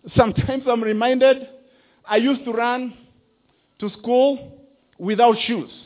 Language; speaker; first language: English; non-native, local second language; Kikuyu